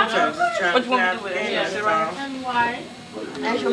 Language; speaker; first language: English; native; English